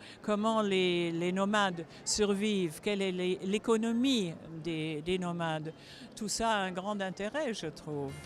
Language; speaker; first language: French; non-native, fluent; German